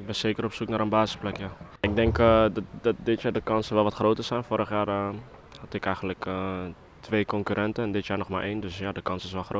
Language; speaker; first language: Dutch; native; Dutch